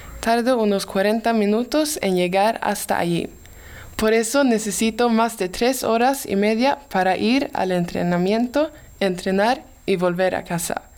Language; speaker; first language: Spanish; non-native, learner; Swedish